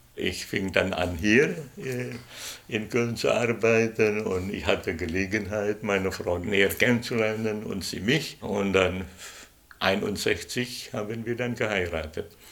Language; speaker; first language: German; non-native, fluent; Indonesian